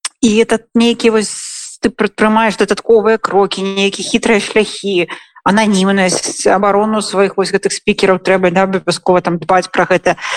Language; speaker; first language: Belarusian; non-native, local second language; Russian